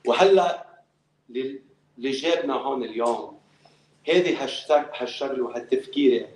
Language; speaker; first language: Arabic; early bilingual, other home language; English